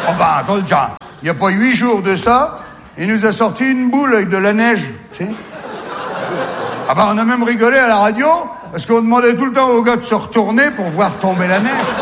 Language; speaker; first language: French; native; French